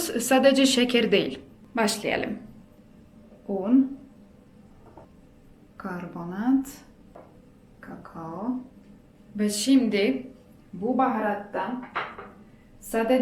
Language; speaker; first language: Turkish; non-native, fluent; Polish